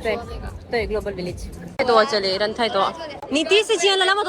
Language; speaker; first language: Chinese; non-native, fluent; Urdu